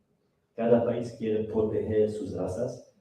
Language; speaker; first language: Spanish; non-native, fluent; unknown